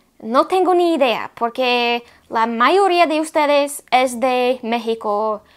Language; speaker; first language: Spanish; non-native, fluent; English